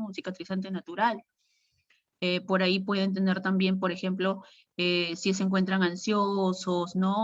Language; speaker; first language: Spanish; native; Spanish